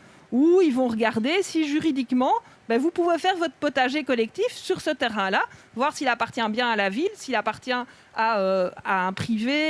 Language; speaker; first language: French; native; French